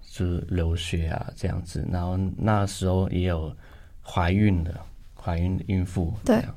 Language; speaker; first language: Chinese; non-native, local second language; Cantonese